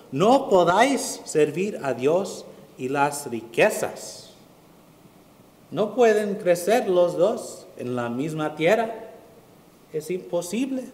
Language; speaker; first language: Spanish; early bilingual, heritage; Spanish